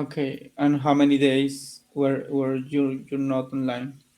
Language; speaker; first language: English; non-native, learner; Spanish